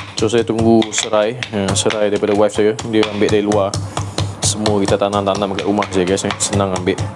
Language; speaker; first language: Malay; non-native, local second language; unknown